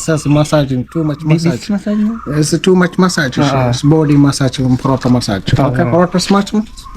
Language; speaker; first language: English; non-native, learner; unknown